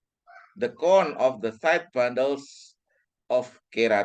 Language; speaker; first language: English; non-native, fluent; Indonesian